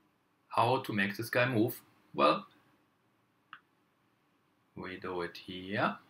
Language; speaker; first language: English; non-native, fluent; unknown